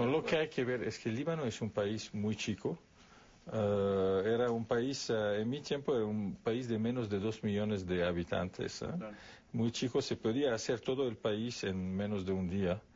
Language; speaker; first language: Spanish; non-native, fluent; Arabic